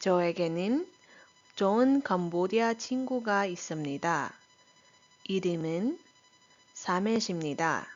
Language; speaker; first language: Korean; non-native, fluent; Iloko